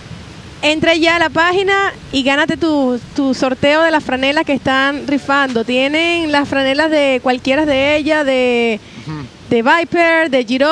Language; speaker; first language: Spanish; native; Spanish